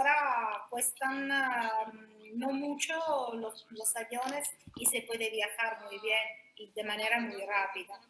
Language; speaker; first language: Spanish; non-native, fluent; Italian